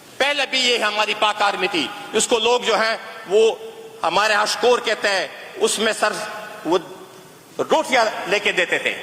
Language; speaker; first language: Urdu; non-native, local second language; Pashto